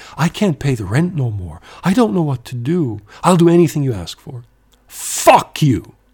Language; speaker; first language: English; non-native, fluent; German